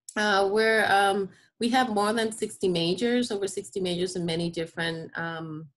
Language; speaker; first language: English; non-native, fluent; Spanish